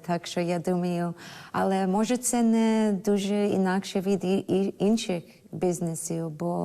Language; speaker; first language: Ukrainian; early bilingual, heritage; Ukrainian